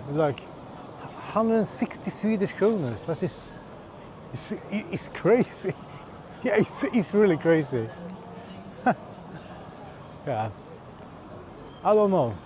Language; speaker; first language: English; non-native, fluent; Swedish